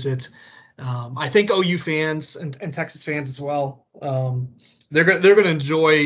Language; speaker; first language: English; native; English